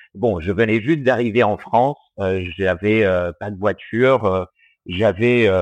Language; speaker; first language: French; early bilingual, heritage; English